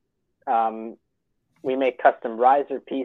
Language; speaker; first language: English; native; English